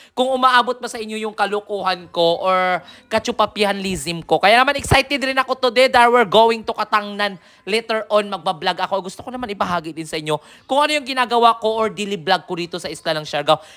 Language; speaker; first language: Filipino; native; Filipino